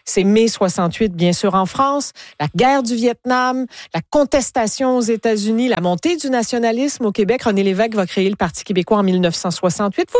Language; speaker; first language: French; native; French